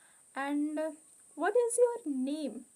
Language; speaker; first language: English; non-native, local second language; Hindi